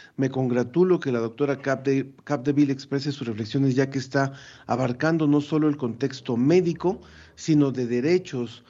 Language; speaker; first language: Spanish; native; Spanish